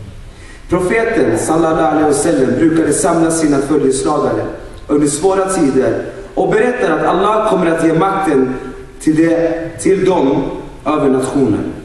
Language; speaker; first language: Swedish; non-native, fluent; Albanian